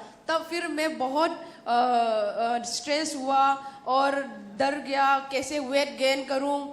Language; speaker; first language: Hindi; non-native, local second language; Manipuri